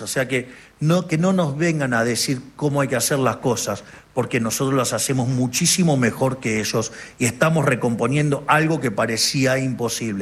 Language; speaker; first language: Spanish; native; Spanish